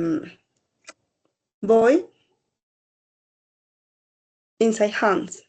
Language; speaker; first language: English; non-native, learner; Spanish